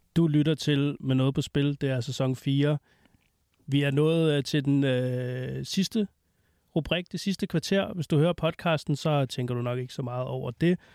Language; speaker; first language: Danish; native; Danish